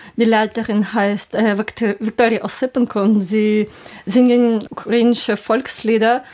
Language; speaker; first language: German; non-native, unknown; Ukrainian